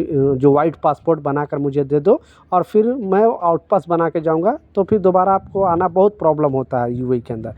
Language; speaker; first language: Hindi; native; Hindi